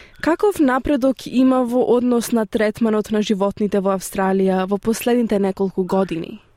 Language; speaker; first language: Macedonian; native; Macedonian